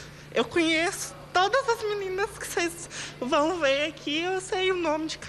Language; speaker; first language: Portuguese; native; Portuguese